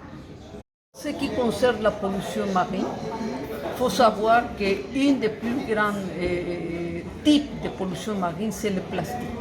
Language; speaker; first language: French; non-native, fluent; Spanish